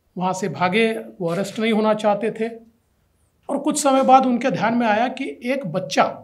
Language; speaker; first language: Hindi; non-native, local second language; Marathi